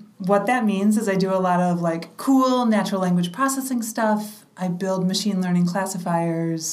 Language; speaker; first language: English; native; English